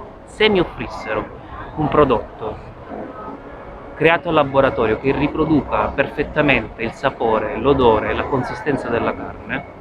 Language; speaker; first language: Italian; native; Italian